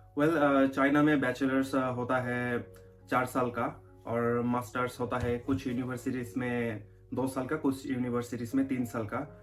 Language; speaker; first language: Hindi; non-native, fluent; Bangla